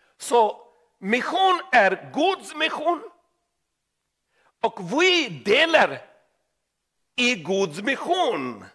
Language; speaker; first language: Swedish; non-native, learner; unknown